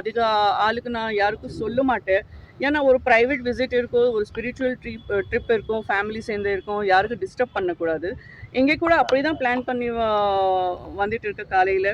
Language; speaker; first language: Tamil; non-native, learner; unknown